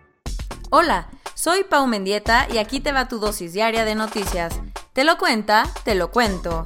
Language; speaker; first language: Spanish; native; Spanish